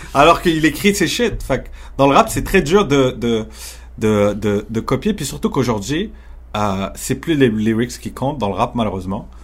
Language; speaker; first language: French; early bilingual, other home language; Arabic